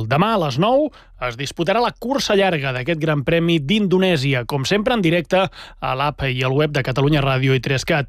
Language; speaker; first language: Catalan; native; Catalan